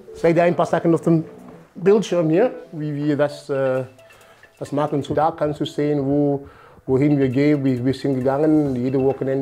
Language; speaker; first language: German; non-native, fluent; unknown